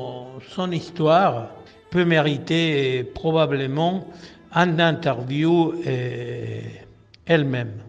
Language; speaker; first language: French; non-native, fluent; Spanish